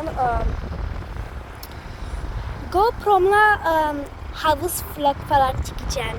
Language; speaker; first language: Turkish; early bilingual, heritage; Turkish